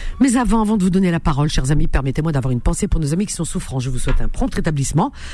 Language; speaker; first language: French; native; French